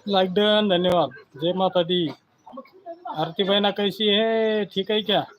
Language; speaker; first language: Hindi; non-native, local second language; Marathi